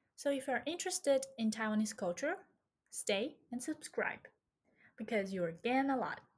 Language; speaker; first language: English; non-native, fluent; Chinese